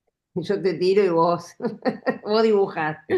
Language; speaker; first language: Spanish; native; Spanish